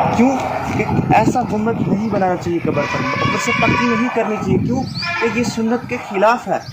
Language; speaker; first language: Urdu; non-native, local second language; Kashmiri